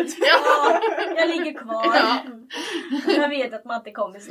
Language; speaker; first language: Swedish; native; Swedish